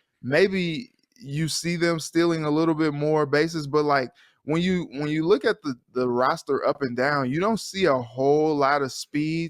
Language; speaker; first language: English; native; English